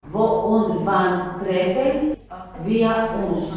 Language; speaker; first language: German; non-native, learner; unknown